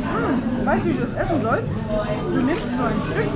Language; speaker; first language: German; early bilingual, other home language; Arabic